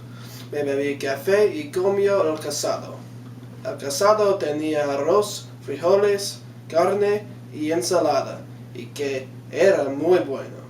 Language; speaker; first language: Spanish; non-native, learner; English